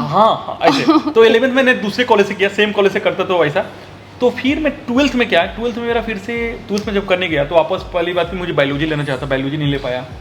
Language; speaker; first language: Hindi; native; Hindi